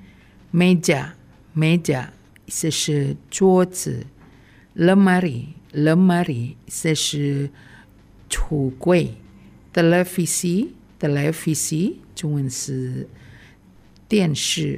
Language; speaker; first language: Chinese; non-native, fluent; Indonesian